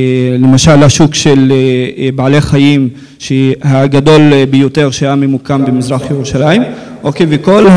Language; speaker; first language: Hebrew; non-native, local second language; Arabic